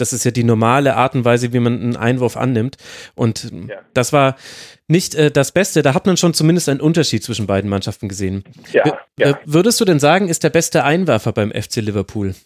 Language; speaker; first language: German; native; German